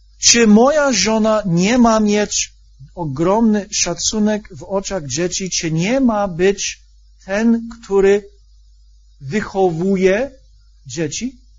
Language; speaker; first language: Polish; non-native, fluent; English